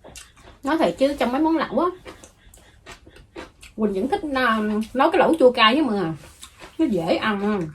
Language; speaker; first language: Vietnamese; native; Vietnamese